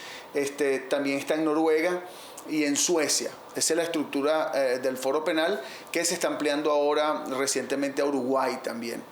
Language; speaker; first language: Spanish; native; Spanish